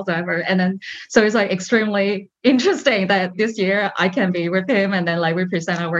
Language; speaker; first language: English; non-native, local second language; Cantonese